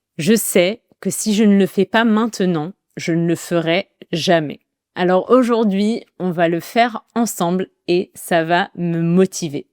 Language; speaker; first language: French; native; French